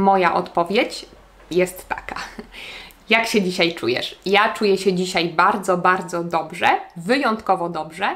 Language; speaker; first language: Polish; native; Polish